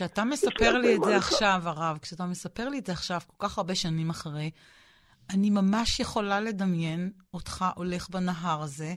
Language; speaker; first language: Hebrew; native; Hebrew